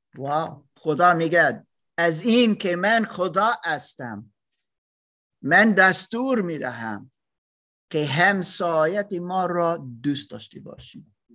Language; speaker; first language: Persian; non-native, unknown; English